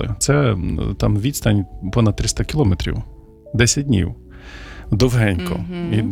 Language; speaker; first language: Ukrainian; native; Ukrainian